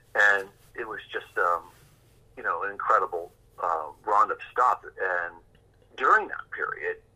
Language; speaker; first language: English; native; English